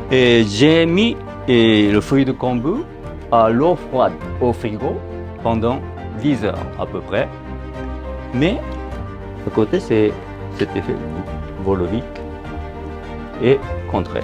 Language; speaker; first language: French; non-native, learner; Japanese